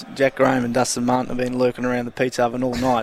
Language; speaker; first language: English; native; English